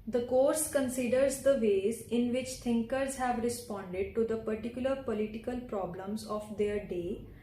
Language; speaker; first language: English; non-native, local second language; Punjabi